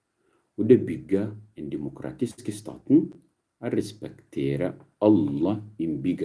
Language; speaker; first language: Swedish; non-native, learner; Arabic